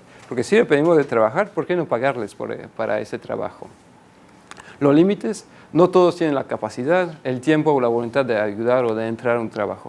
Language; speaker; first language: Spanish; non-native, fluent; French